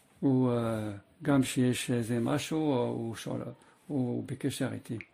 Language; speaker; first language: Hebrew; non-native, fluent; French